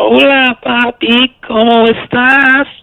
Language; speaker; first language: Spanish; non-native, learner; English